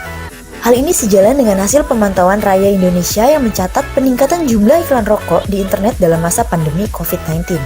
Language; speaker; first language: Indonesian; native; Indonesian